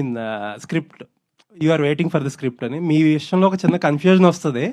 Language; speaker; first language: Telugu; native; Telugu